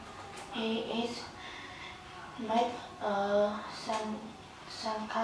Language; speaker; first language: English; non-native, learner; Vietnamese